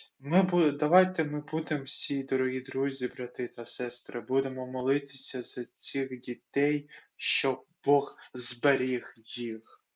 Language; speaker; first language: Ukrainian; non-native, local second language; Russian